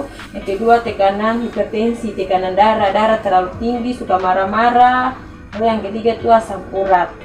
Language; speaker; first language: Indonesian; non-native, local second language; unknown